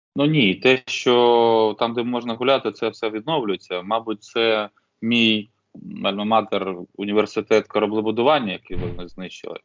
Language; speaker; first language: Ukrainian; non-native, local second language; Russian